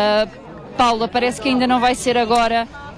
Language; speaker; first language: Portuguese; native; Portuguese